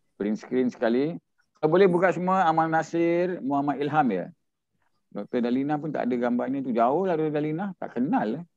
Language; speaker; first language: Malay; native; Malay